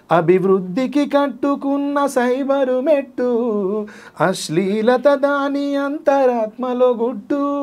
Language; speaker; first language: Telugu; native; Telugu